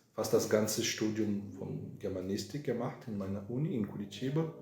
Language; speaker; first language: German; non-native, fluent; Portuguese